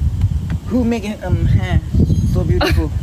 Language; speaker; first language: English; non-native, learner; Thai